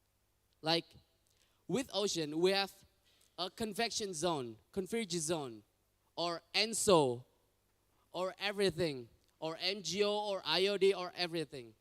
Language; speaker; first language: English; non-native, fluent; Indonesian